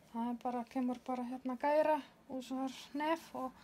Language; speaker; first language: Icelandic; non-native, learner; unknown